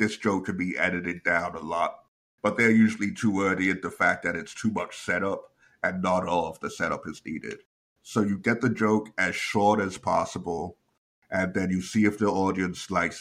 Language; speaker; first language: English; native; English